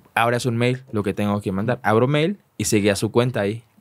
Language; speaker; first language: Spanish; native; Spanish